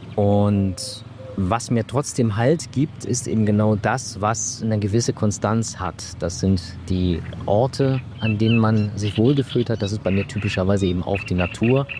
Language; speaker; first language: German; native; German